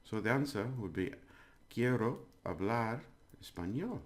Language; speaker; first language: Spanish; non-native, learner; English